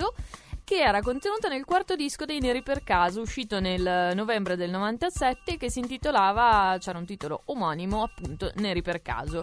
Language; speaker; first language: Italian; native; Italian